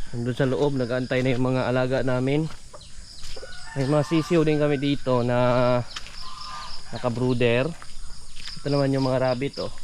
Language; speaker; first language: Filipino; non-native, local second language; Cebuano